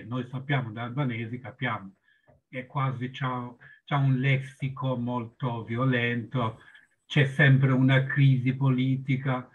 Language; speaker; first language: Italian; non-native, fluent; Albanian